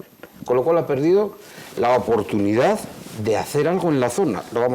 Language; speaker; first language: Spanish; native; Spanish